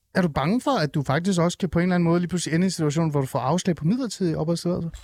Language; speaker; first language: Danish; early bilingual, other home language; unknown